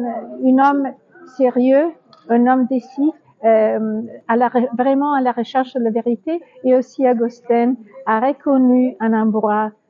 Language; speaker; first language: French; non-native, fluent; Italian